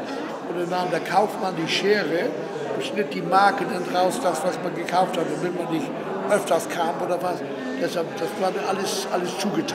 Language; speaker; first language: German; native; German